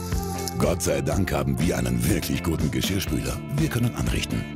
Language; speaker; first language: German; native; German